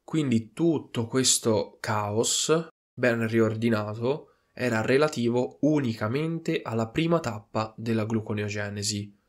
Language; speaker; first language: Italian; native; Italian